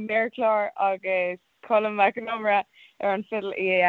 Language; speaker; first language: Irish; non-native, local second language; English